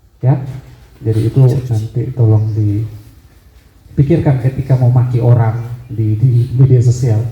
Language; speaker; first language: Indonesian; native; Indonesian